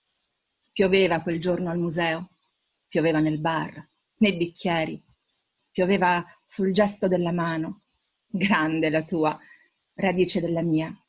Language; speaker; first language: Italian; native; Italian